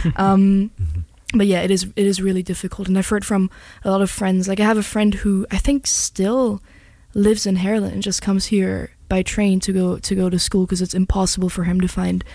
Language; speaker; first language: English; non-native, fluent; German